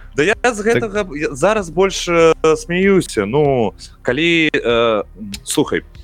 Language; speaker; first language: Belarusian; non-native, local second language; Russian